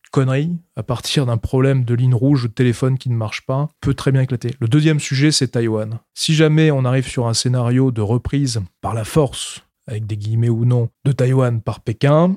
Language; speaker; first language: French; native; French